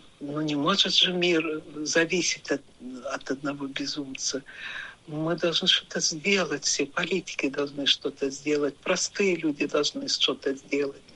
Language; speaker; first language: Russian; native; Russian